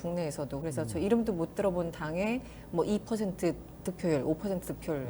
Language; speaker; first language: Korean; native; Korean